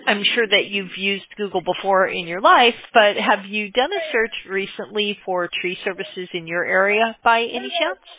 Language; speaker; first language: English; native; English